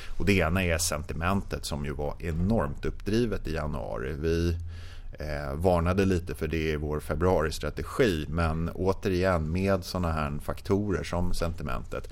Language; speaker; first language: Swedish; native; Swedish